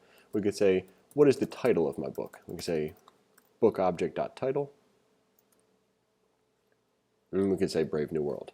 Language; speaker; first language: English; native; English